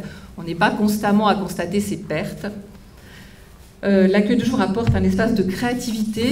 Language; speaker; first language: French; native; French